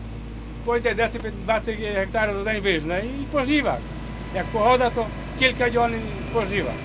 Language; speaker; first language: Polish; non-native, local second language; Ukrainian